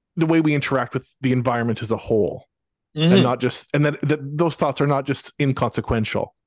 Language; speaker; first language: English; native; English